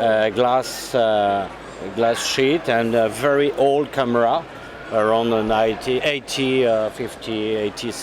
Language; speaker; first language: English; non-native, fluent; French